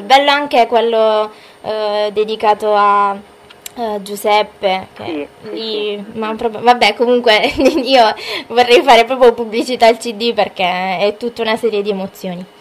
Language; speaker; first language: Italian; native; Italian